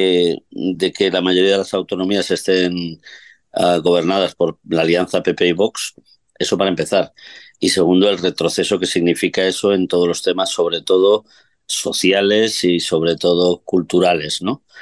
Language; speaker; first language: Spanish; native; Spanish